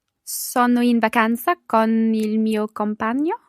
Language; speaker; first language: Italian; non-native, learner; English